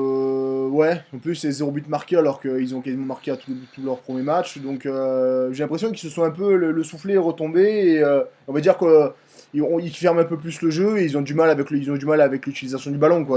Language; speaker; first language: French; native; French